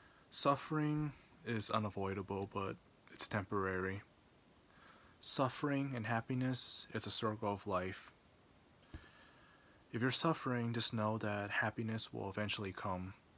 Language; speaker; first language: English; native; English